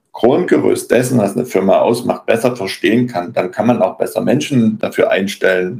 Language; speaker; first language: German; native; German